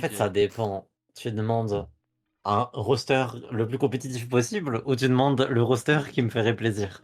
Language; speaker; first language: French; native; French